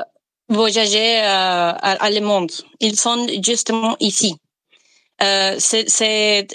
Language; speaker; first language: French; non-native, learner; Spanish